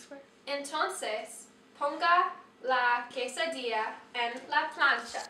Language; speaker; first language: Spanish; non-native, learner; English